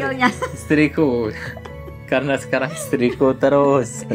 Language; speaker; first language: Indonesian; non-native, fluent; Arabic